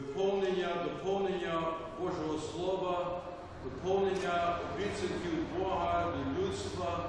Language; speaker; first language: Ukrainian; early bilingual, heritage; Ukrainian